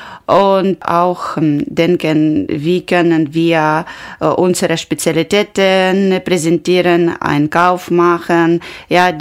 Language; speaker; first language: German; non-native, learner; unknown